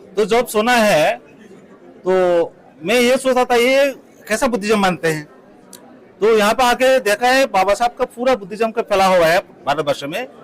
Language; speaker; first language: Hindi; non-native, fluent; Bangla